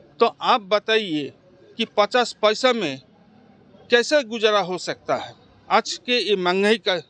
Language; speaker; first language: Hindi; non-native, local second language; Assamese